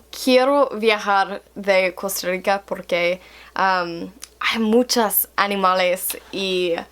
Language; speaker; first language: Spanish; non-native, learner; English